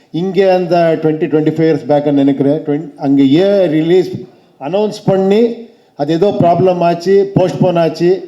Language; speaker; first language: Tamil; non-native, learner; Kannada